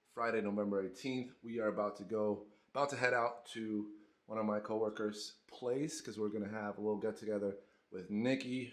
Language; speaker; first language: English; non-native, fluent; Spanish